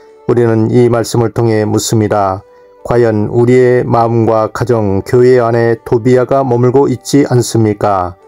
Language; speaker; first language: Korean; native; Korean